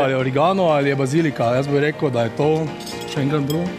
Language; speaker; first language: Slovenian; native; Slovenian